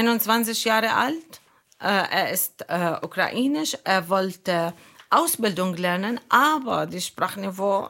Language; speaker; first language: German; non-native, fluent; Arabic